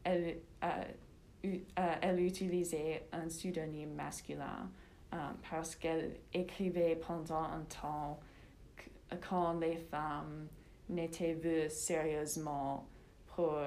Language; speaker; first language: French; non-native, learner; English